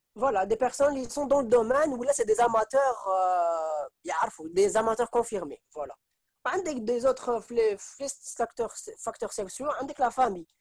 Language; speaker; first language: French; non-native, local second language; Arabic